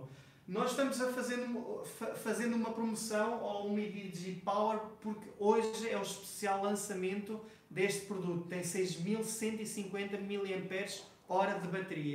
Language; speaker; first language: Portuguese; non-native, fluent; Spanish